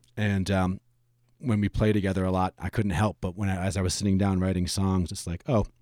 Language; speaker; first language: English; native; English